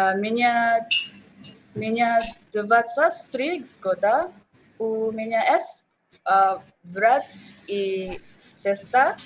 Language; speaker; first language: Russian; non-native, learner; Malay